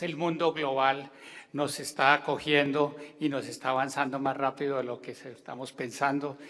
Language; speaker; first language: Spanish; native; Spanish